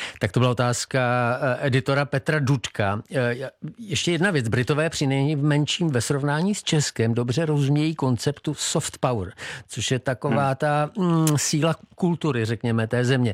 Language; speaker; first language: Czech; native; Czech